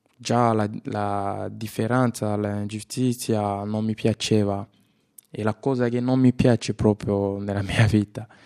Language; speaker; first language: Italian; non-native, fluent; Lingala